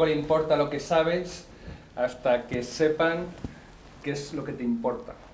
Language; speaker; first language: Spanish; native; Spanish